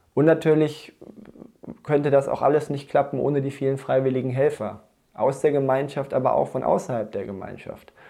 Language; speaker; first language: German; native; German